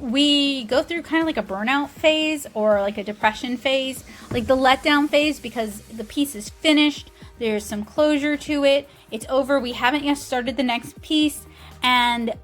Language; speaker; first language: English; native; English